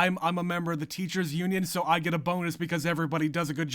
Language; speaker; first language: English; native; English